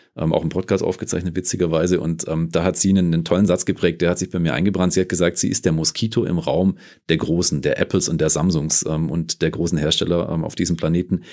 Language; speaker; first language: German; native; German